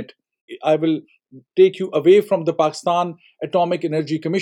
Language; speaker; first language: English; non-native, local second language; Urdu